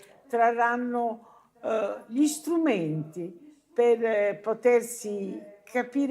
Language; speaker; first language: Italian; native; Italian